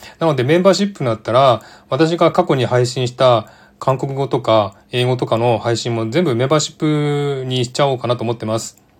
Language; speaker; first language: Japanese; native; Japanese